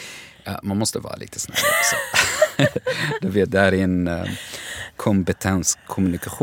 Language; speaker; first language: Swedish; non-native, learner; Arabic